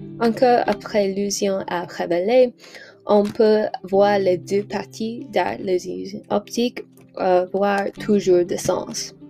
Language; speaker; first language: French; non-native, learner; English